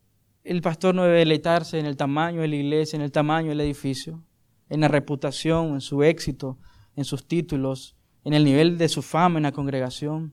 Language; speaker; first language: Spanish; native; Spanish